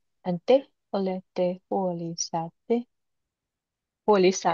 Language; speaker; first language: Finnish; non-native, learner; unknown